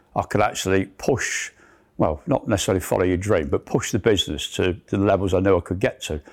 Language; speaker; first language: English; native; English